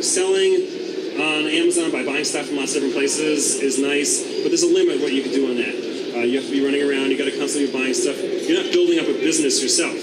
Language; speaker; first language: English; native; English